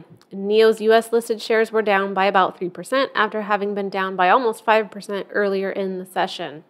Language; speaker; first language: English; native; English